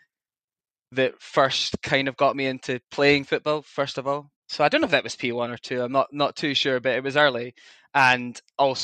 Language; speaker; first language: English; native; English